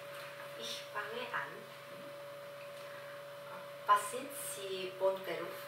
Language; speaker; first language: German; non-native, learner; Korean